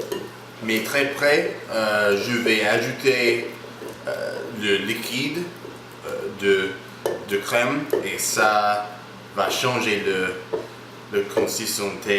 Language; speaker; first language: French; non-native, learner; English